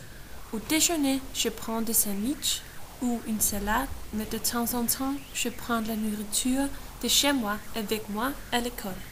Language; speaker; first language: French; non-native, learner; Danish